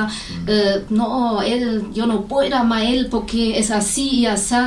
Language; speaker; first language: Spanish; non-native, fluent; German